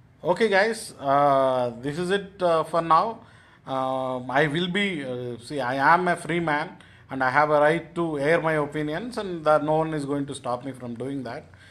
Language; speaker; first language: English; non-native, local second language; Telugu